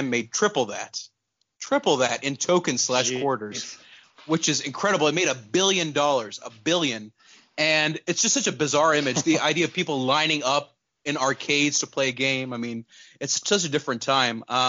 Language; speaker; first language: English; non-native, local second language; Urdu